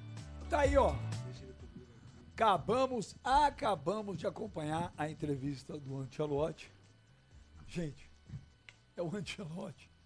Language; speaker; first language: Portuguese; native; Portuguese